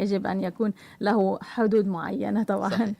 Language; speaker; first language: Arabic; non-native, fluent; Malay